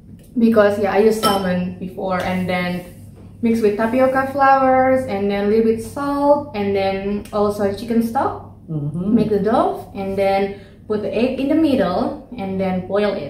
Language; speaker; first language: English; non-native, learner; Indonesian